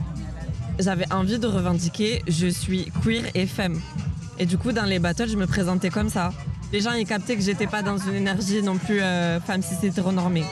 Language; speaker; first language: French; native; French